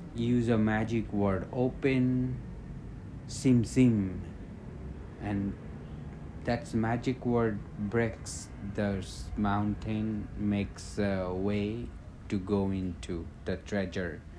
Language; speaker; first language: English; non-native, learner; Bangla